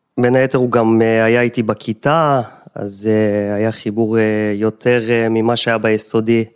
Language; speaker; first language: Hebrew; native; Hebrew